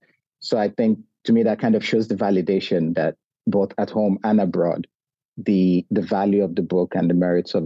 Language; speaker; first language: English; non-native, local second language; Yoruba